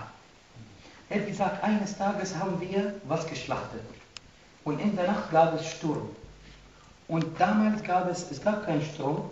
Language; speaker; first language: German; non-native, fluent; Arabic